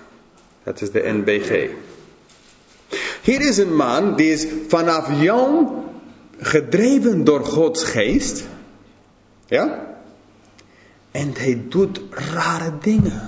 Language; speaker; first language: Dutch; non-native, fluent; English